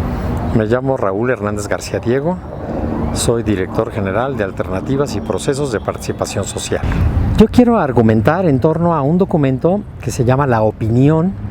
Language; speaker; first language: Spanish; native; Spanish